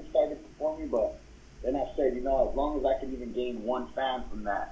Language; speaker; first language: English; early bilingual, other home language; Spanish